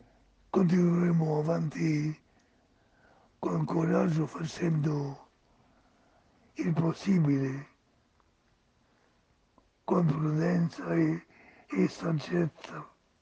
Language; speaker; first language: Italian; non-native, fluent; Spanish